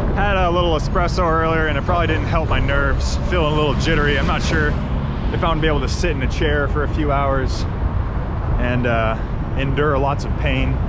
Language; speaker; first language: English; native; English